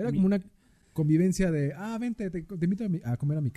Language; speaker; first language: Spanish; native; Spanish